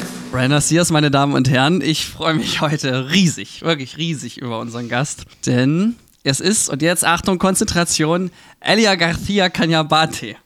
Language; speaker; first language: German; native; German